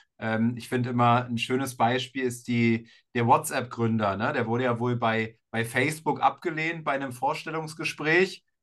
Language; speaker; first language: German; native; German